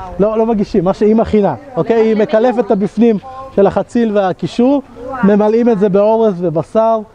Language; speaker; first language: Hebrew; native; Hebrew